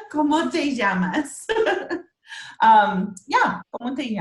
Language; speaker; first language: Spanish; non-native, fluent; English